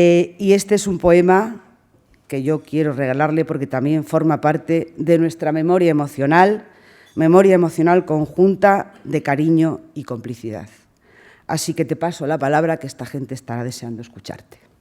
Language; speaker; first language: Spanish; native; Spanish